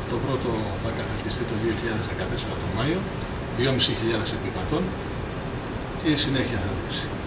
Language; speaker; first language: Greek; early bilingual, heritage; Greek